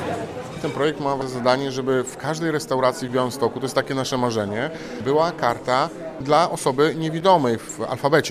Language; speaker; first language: Polish; native; Polish